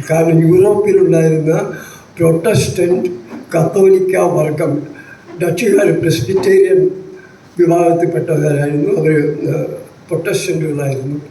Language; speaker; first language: Malayalam; native; Malayalam